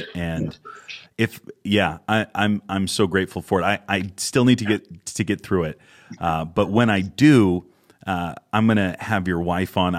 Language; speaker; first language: English; native; English